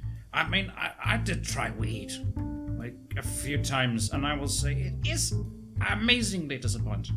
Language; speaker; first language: English; native; English